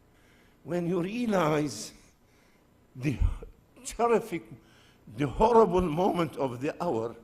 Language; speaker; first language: English; non-native, fluent; Arabic